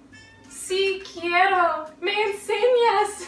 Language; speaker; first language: Spanish; non-native, learner; English